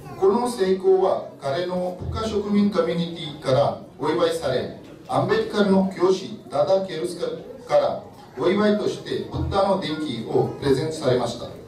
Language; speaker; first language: Japanese; non-native, fluent; Marathi